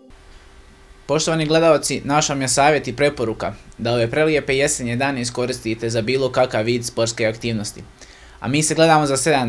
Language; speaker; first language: Serbian; native; Serbian